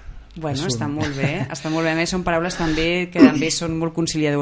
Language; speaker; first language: Catalan; native; Catalan